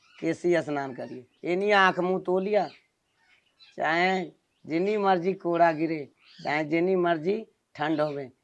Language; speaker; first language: Punjabi; non-native, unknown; Nepali